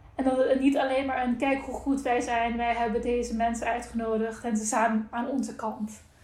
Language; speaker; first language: Dutch; non-native, local second language; Papiamento